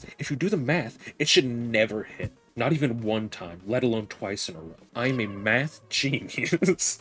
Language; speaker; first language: English; native; English